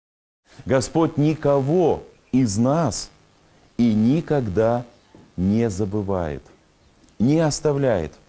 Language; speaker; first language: Russian; native; Russian